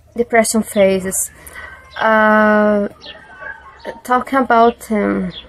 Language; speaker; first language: English; non-native, learner; Portuguese